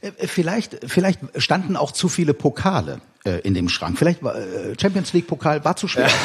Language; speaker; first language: German; native; German